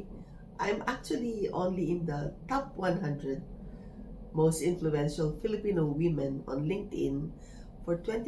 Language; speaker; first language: English; non-native, local second language; Filipino